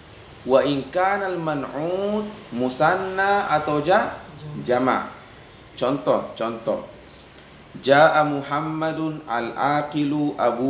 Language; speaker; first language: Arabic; non-native, fluent; Indonesian